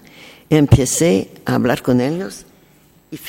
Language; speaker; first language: Spanish; non-native, learner; French